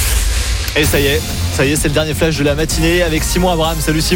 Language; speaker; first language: French; native; French